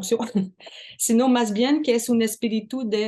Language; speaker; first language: Spanish; non-native, learner; French